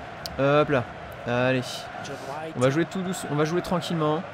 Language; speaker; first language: French; native; French